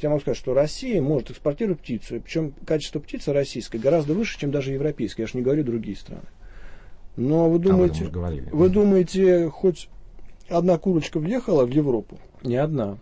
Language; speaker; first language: Russian; native; Russian